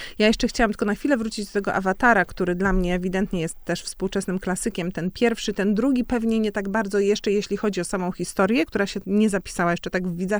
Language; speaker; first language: Polish; native; Polish